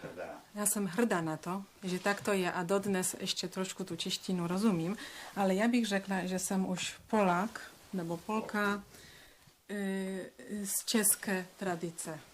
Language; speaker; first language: Czech; early bilingual, heritage; Polish